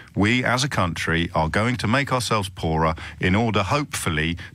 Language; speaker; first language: English; native; English